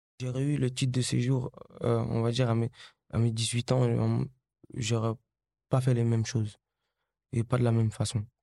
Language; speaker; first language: French; early bilingual, other home language; Kabuverdianu